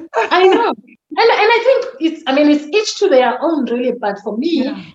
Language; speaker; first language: English; non-native, local second language; Xhosa